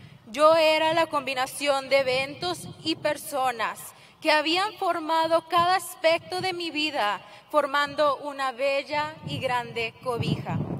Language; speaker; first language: Spanish; early bilingual, heritage; Spanish